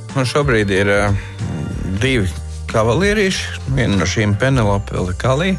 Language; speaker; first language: Latvian; native; Latvian